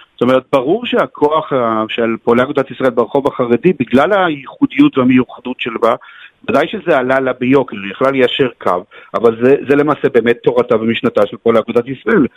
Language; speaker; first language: Hebrew; native; Hebrew